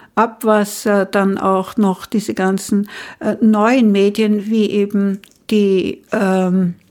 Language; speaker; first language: German; native; German